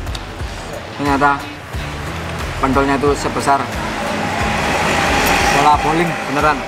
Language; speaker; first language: Indonesian; native; Indonesian